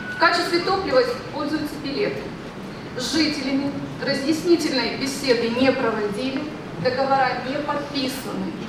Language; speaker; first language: Russian; native; Russian